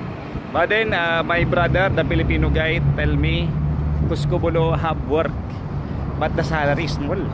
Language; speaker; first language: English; non-native, learner; Filipino